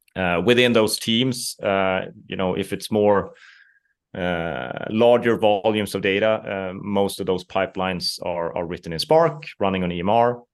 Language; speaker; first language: English; non-native, fluent; Swedish